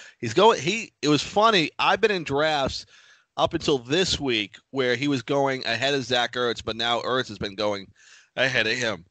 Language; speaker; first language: English; native; English